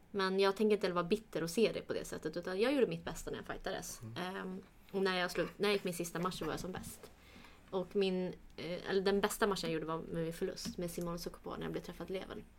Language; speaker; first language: Swedish; early bilingual, other home language; Kurdish